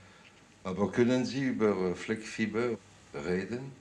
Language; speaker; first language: German; non-native, fluent; French